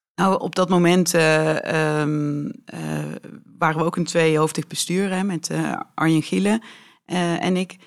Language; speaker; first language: Dutch; native; Dutch